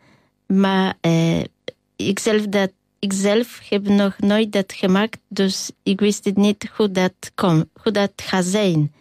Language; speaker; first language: Dutch; non-native, learner; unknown